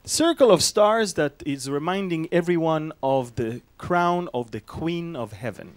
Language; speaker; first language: English; non-native, fluent; Hebrew